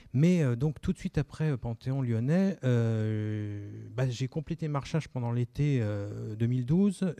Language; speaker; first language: French; native; French